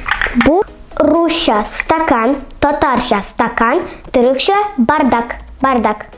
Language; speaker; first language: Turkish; non-native, learner; Tatar